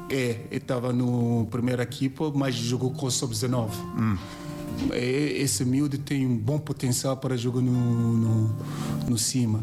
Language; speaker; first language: Portuguese; non-native, learner; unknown